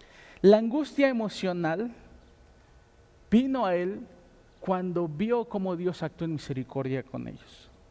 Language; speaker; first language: Spanish; native; Spanish